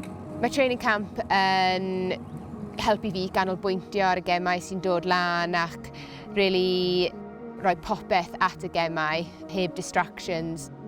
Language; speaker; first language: Welsh; non-native, local second language; English